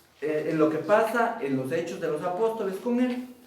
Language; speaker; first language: Spanish; native; Spanish